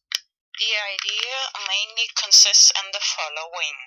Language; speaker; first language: English; non-native, fluent; Spanish